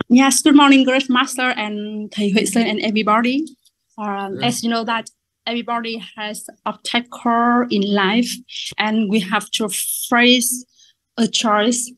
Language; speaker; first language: English; non-native, learner; Vietnamese